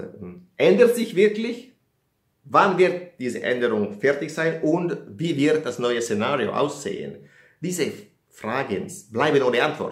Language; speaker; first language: German; non-native, fluent; Italian